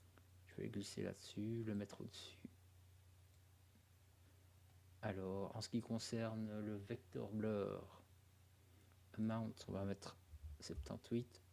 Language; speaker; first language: French; native; French